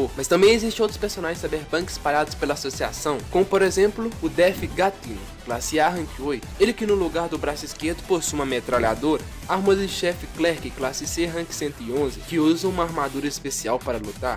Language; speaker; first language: Portuguese; native; Portuguese